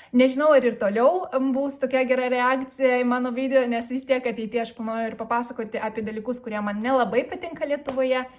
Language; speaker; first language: Lithuanian; early bilingual, other home language; Spanish